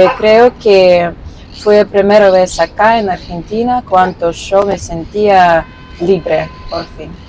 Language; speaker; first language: Spanish; non-native, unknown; Russian